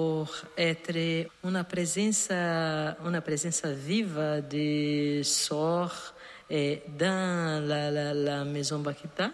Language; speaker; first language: French; non-native, learner; Portuguese